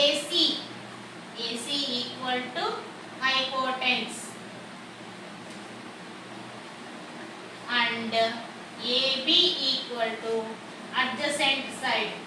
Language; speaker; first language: English; non-native, local second language; Telugu